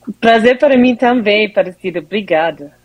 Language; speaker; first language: Portuguese; non-native, fluent; English